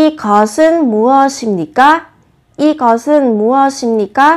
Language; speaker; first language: Korean; non-native, fluent; Vietnamese